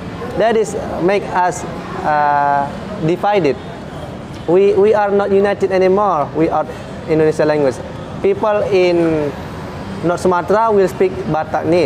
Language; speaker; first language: English; non-native, fluent; Indonesian